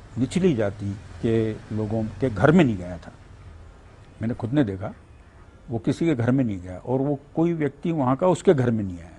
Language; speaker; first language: Hindi; native; Hindi